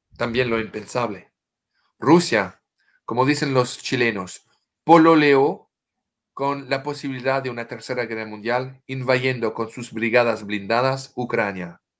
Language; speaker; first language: Spanish; non-native, fluent; French